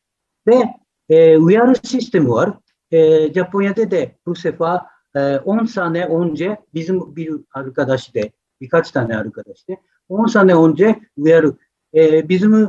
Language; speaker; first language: Turkish; non-native, fluent; Japanese